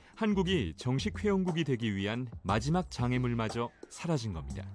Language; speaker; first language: Korean; native; Korean